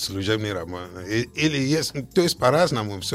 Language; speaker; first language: Russian; non-native, fluent; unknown